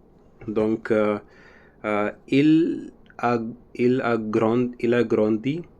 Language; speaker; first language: French; non-native, learner; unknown